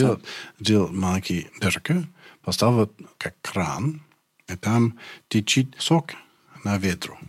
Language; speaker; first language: Russian; non-native, learner; English